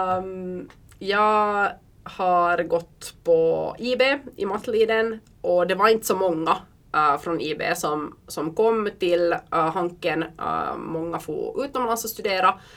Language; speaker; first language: Swedish; early bilingual, heritage; Swedish